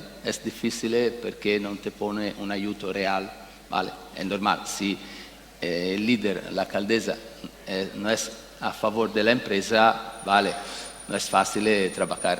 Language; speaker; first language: Spanish; non-native, learner; Italian